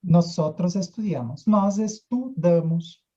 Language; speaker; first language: Spanish; non-native, fluent; Portuguese